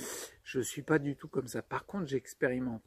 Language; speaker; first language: French; native; French